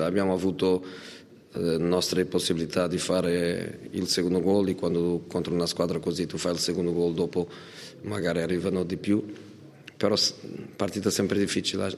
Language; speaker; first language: Italian; non-native, fluent; Portuguese